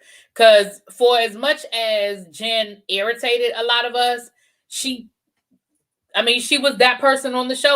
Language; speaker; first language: English; native; English